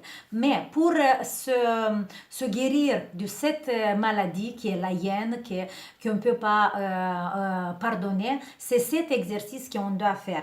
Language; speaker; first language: French; non-native, fluent; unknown